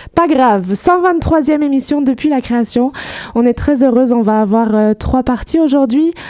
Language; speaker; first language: French; native; French